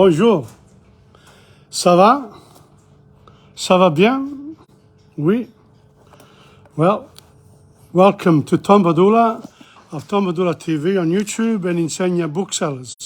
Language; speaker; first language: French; non-native, fluent; English